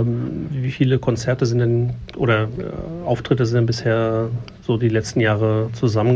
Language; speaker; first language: German; native; German